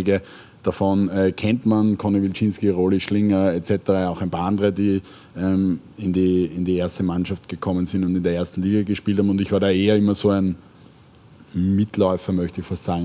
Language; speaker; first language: German; native; German